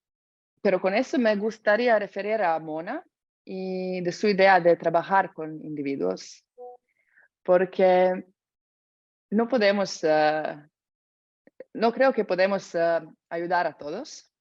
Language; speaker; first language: Spanish; non-native, fluent; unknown